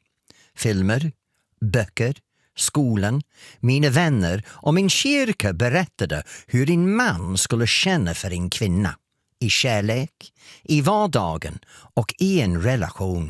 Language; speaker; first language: Swedish; non-native, fluent; English